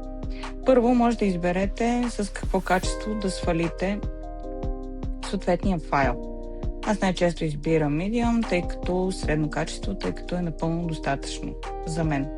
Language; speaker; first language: Bulgarian; native; Bulgarian